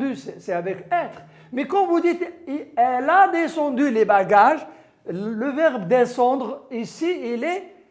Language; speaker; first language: French; non-native, local second language; Arabic